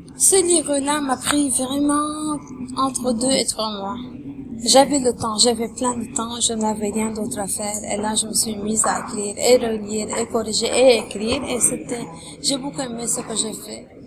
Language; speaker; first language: French; non-native, local second language; Arabic